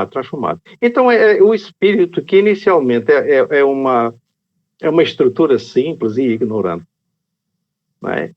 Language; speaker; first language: Portuguese; native; Portuguese